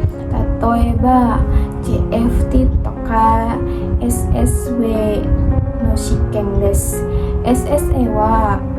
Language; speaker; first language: Japanese; non-native, learner; Indonesian